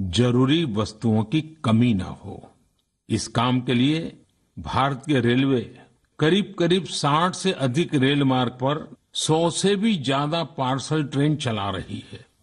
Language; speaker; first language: Hindi; non-native, local second language; Gujarati